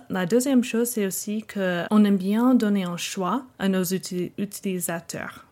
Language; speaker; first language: French; non-native, fluent; English